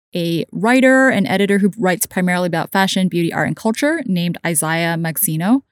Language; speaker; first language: English; non-native, local second language; Cantonese